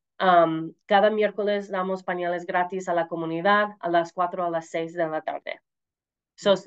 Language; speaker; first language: Spanish; early bilingual, heritage; Spanish